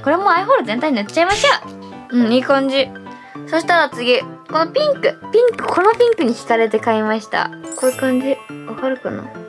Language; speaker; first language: Japanese; native; Japanese